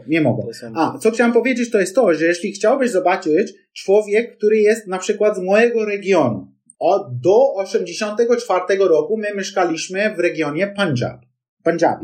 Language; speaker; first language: Polish; non-native, fluent; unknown